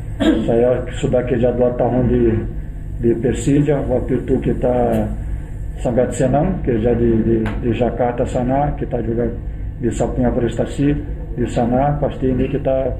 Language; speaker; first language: Indonesian; non-native, learner; Portuguese